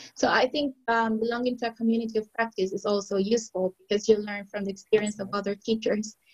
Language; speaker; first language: English; non-native, fluent; Spanish